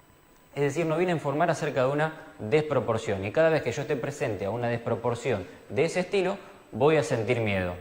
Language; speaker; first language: Spanish; native; Spanish